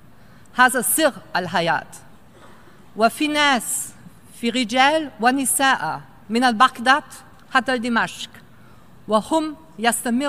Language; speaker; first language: Arabic; non-native, fluent; German